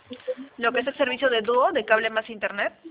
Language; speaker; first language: Spanish; native; Spanish